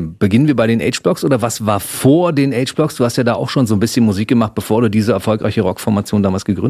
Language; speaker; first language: German; native; German